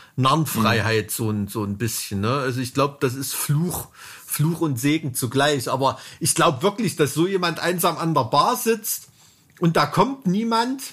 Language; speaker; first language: German; native; German